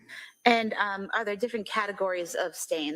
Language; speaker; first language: English; native; English